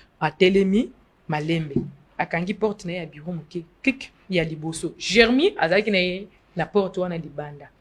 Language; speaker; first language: Lingala; non-native, local second language; Luba-Lulua